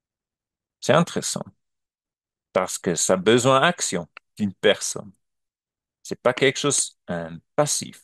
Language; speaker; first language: French; non-native, learner; German